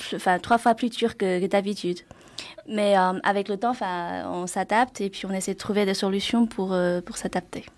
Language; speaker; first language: French; non-native, fluent; Chinese